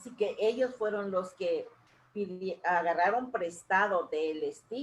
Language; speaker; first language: Spanish; native; Spanish